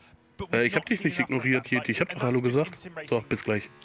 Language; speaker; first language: German; native; German